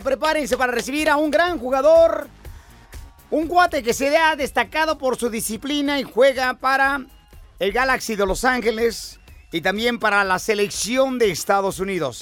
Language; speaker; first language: Spanish; native; Spanish